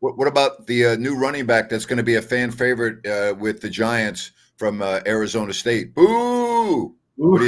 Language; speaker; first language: English; native; English